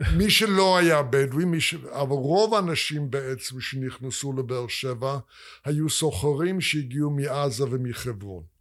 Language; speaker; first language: Hebrew; non-native, fluent; English